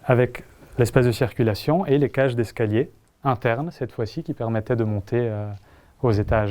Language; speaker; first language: French; non-native, fluent; Italian